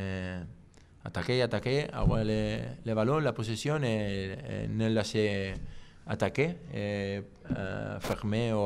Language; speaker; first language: French; non-native, learner; Spanish